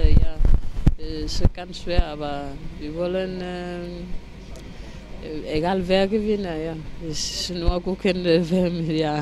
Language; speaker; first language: German; non-native, learner; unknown